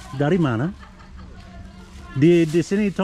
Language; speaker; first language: Indonesian; non-native, learner; English